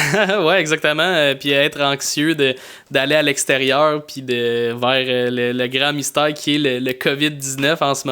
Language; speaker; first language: French; native; French